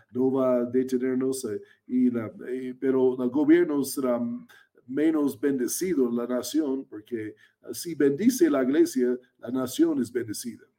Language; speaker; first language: Spanish; non-native, fluent; English